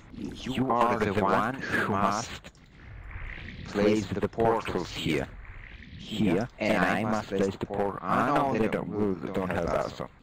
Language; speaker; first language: English; non-native, learner; German